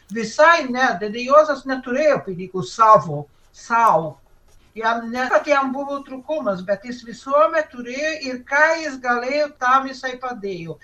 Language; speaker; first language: Lithuanian; early bilingual, heritage; Lithuanian